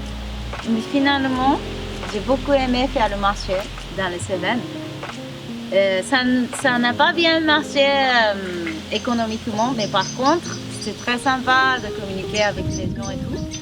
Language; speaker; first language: French; non-native, fluent; Japanese